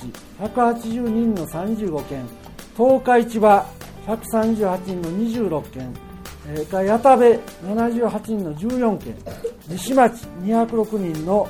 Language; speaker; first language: Japanese; native; Japanese